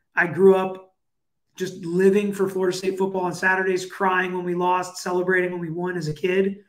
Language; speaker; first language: English; native; English